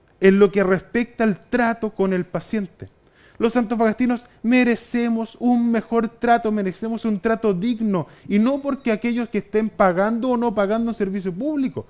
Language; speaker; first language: Spanish; native; Spanish